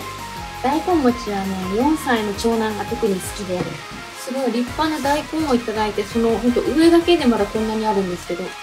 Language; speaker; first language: Japanese; native; Japanese